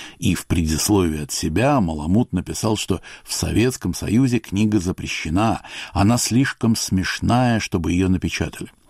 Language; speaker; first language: Russian; native; Russian